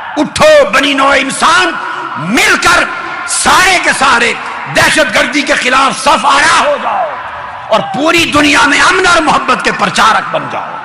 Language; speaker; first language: Urdu; non-native, local second language; Punjabi